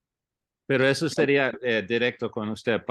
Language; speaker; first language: Spanish; early bilingual, heritage; English